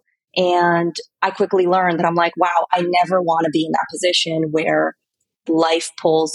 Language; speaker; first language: English; native; English